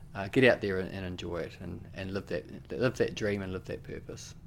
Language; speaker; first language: English; native; English